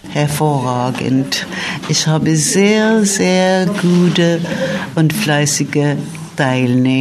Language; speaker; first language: German; non-native, fluent; Arabic